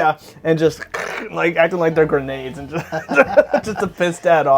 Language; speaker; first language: English; native; English